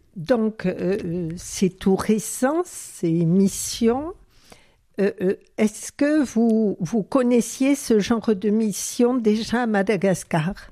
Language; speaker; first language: French; native; French